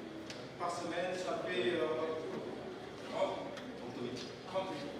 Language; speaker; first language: French; non-native, fluent; Indonesian